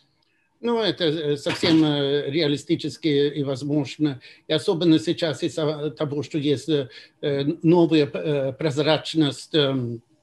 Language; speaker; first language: Russian; non-native, fluent; Swedish